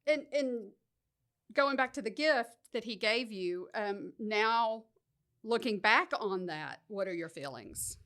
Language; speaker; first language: English; native; English